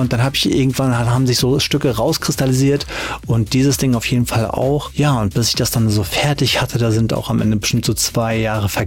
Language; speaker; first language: German; native; German